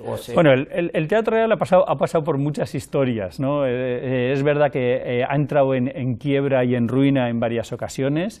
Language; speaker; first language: Spanish; native; Spanish